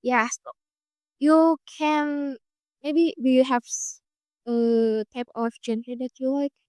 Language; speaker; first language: English; non-native, fluent; Indonesian